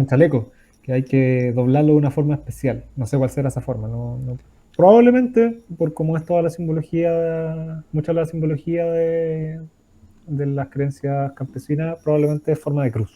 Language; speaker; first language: Spanish; native; Spanish